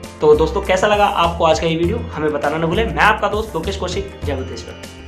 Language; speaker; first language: Hindi; native; Hindi